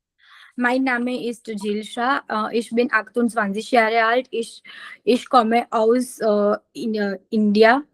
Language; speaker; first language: German; non-native, learner; Gujarati